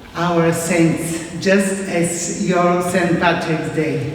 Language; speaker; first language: English; non-native, fluent; Bulgarian